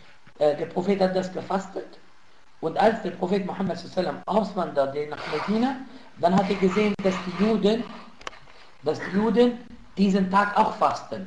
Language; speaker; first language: German; non-native, fluent; Arabic